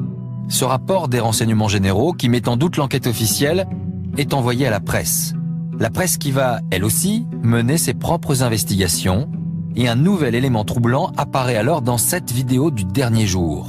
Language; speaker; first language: French; native; French